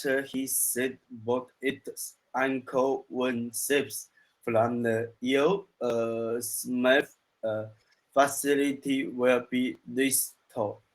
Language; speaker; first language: English; non-native, learner; Chinese